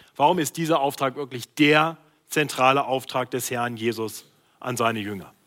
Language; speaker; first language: German; native; German